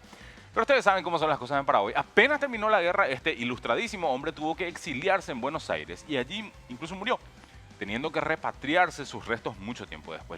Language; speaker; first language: Spanish; native; Spanish